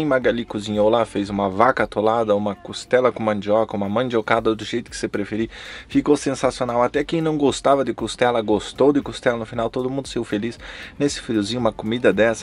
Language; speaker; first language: Portuguese; native; Portuguese